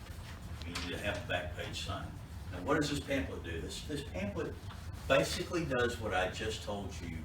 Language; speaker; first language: English; native; English